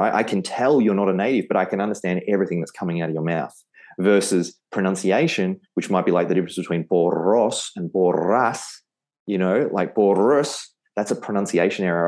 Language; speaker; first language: English; native; English